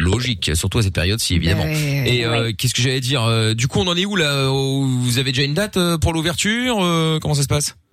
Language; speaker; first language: French; native; French